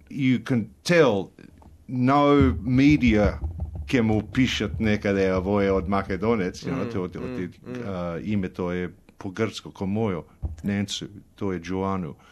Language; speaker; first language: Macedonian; early bilingual, heritage; Macedonian